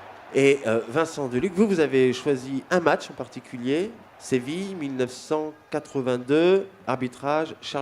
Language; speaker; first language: French; native; French